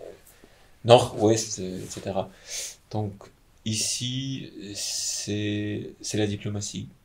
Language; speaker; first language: French; non-native, fluent; Ukrainian